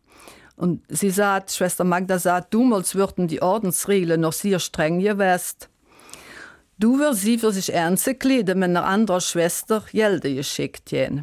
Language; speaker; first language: German; native; German